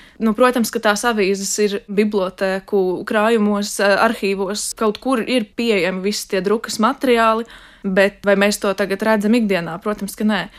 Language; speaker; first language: Latvian; non-native, local second language; Russian